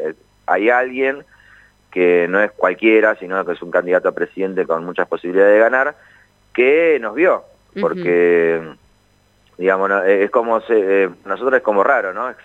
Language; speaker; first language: Spanish; native; Spanish